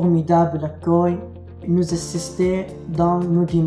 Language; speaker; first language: French; non-native, learner; Arabic